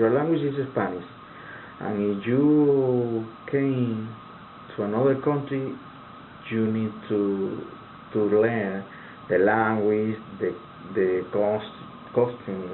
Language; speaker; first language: English; non-native, learner; Spanish